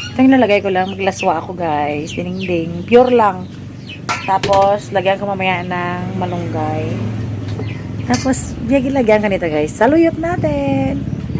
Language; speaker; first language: Filipino; non-native, local second language; Hiligaynon